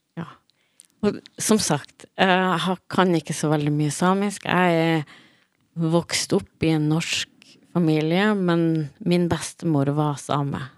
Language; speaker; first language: Norwegian; native; Norwegian